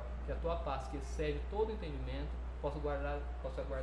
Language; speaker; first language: Portuguese; native; Portuguese